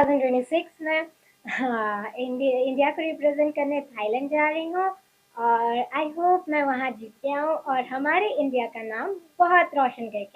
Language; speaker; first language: Hindi; non-native, local second language; Odia